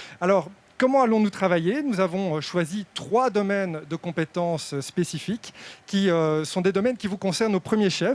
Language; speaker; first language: French; native; French